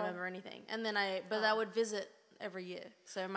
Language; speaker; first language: English; native; English